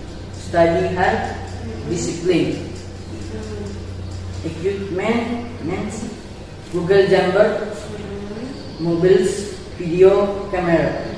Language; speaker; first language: English; non-native, learner; Indonesian